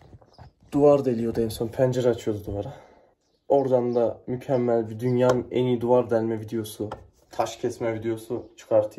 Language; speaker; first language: Turkish; native; Turkish